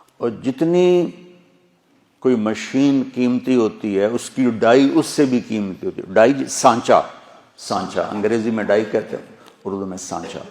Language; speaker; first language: Urdu; non-native, local second language; Punjabi